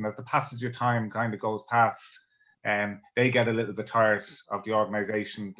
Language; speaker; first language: English; native; English